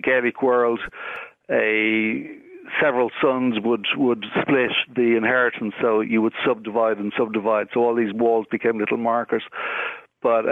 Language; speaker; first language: English; native; English